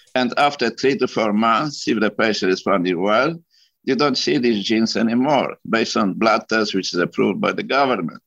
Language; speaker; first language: English; non-native, fluent; Polish